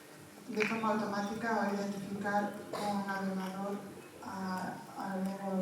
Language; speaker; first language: Portuguese; non-native, fluent; Spanish